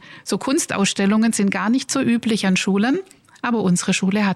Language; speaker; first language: German; native; German